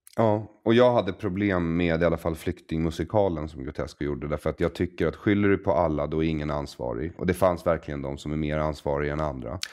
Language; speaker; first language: Swedish; native; Swedish